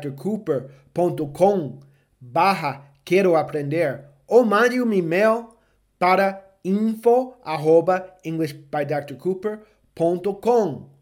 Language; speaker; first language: Portuguese; non-native, fluent; English